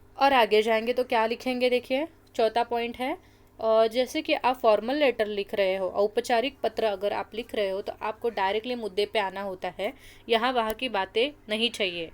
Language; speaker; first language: Hindi; non-native, local second language; Marathi